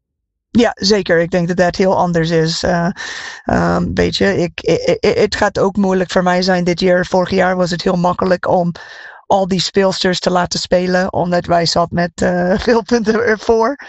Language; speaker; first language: Dutch; non-native, fluent; English